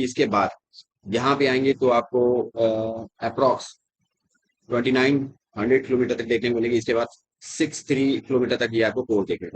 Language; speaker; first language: Hindi; native; Hindi